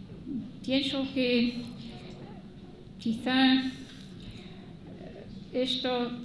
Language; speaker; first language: Spanish; non-native, fluent; English